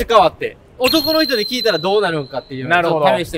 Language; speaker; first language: Japanese; native; Japanese